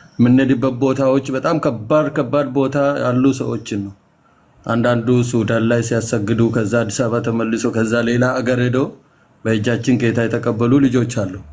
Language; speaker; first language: Amharic; non-native, local second language; Oromo